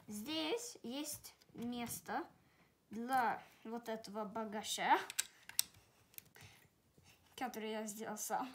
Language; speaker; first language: Russian; early bilingual, heritage; Russian